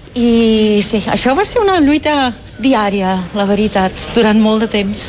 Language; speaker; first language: Catalan; non-native, fluent; German